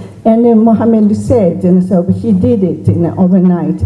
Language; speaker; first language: English; non-native, fluent; Japanese